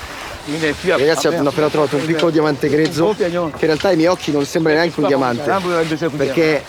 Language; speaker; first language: Italian; native; Italian